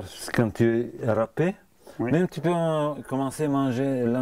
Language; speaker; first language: French; non-native, fluent; Bulgarian